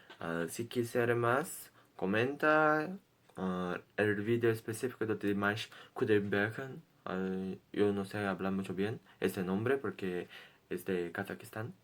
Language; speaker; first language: Spanish; non-native, learner; Portuguese